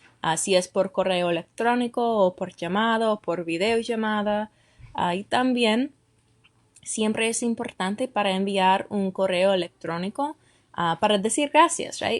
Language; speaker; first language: Spanish; non-native, fluent; English